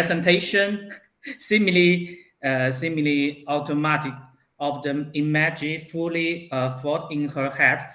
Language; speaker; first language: English; non-native, learner; Chinese